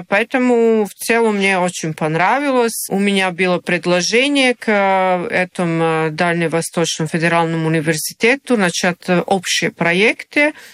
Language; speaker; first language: Russian; non-native, fluent; Serbian